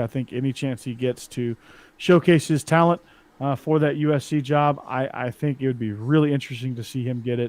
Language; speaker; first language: English; native; English